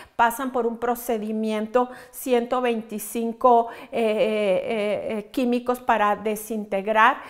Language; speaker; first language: Spanish; native; Spanish